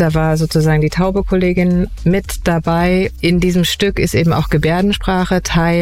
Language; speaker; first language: German; native; German